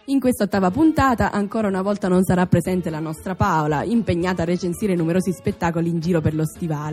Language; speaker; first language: Italian; native; Italian